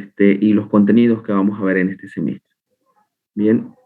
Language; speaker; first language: Spanish; native; Spanish